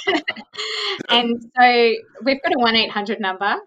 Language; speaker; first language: English; native; English